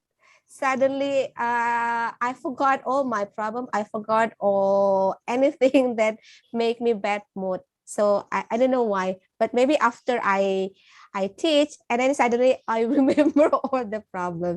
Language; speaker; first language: English; non-native, fluent; Indonesian